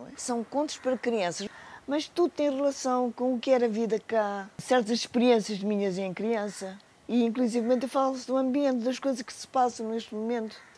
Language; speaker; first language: Portuguese; native; Portuguese